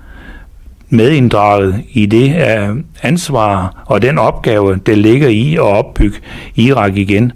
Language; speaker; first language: Danish; native; Danish